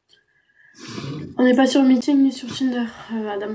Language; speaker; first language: French; non-native, local second language; Arabic